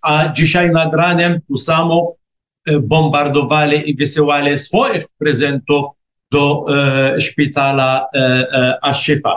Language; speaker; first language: Polish; non-native, fluent; Arabic